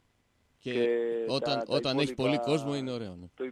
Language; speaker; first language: Greek; native; Greek